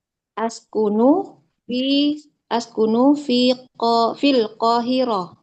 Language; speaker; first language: Arabic; non-native, learner; Indonesian